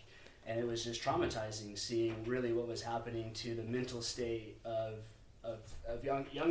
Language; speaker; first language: English; native; English